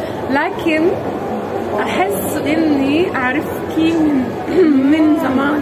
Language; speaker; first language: Arabic; native; Arabic